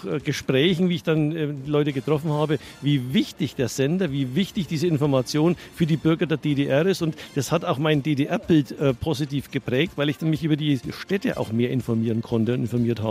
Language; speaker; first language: German; native; German